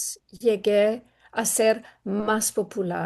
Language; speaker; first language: Spanish; non-native, learner; English